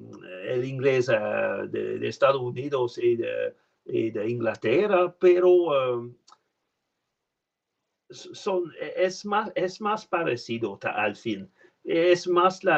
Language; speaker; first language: Spanish; non-native, learner; French